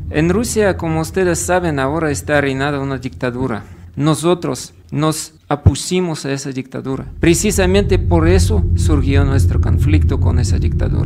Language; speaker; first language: Spanish; non-native, fluent; Russian